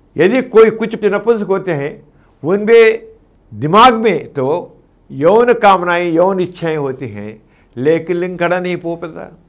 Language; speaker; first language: Hindi; non-native, local second language; Telugu